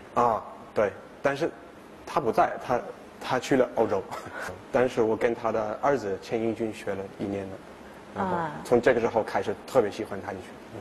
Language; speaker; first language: Chinese; non-native, fluent; English